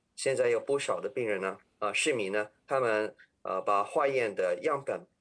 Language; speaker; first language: Chinese; non-native, local second language; Cantonese